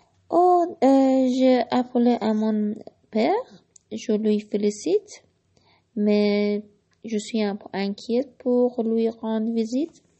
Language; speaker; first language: French; non-native, learner; Persian